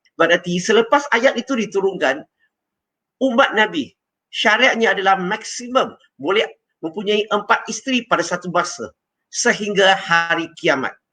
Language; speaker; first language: Malay; non-native, local second language; Chinese